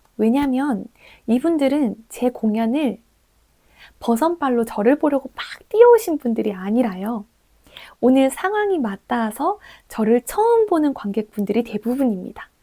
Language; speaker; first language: Korean; native; Korean